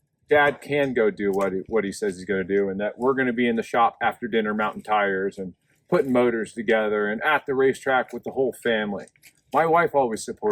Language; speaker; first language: English; native; English